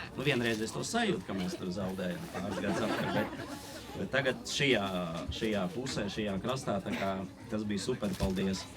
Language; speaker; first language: Latvian; non-native, local second language; Russian